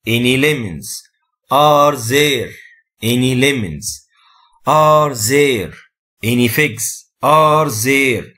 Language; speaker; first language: English; non-native, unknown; Arabic